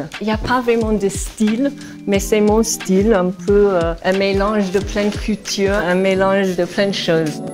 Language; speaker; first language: French; non-native, fluent; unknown